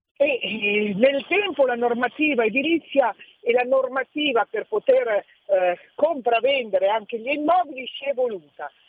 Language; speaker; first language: Italian; native; Italian